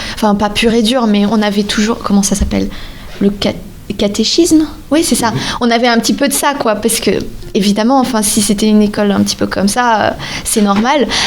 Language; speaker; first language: French; non-native, fluent; Portuguese